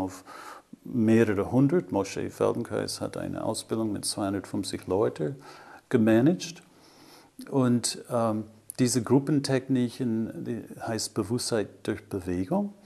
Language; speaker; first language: German; non-native, fluent; English